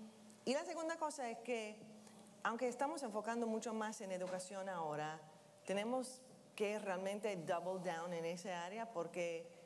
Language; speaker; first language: Spanish; non-native, fluent; English